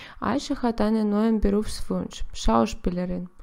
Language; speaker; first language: German; non-native, learner; Russian